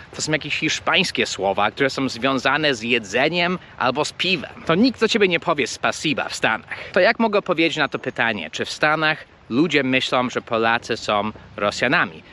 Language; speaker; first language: Polish; early bilingual, heritage; Polish